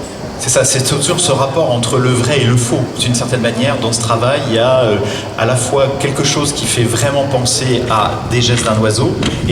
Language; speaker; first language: French; native; French